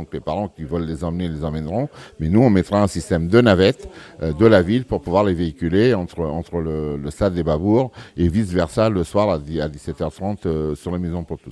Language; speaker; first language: French; early bilingual, other home language; Portuguese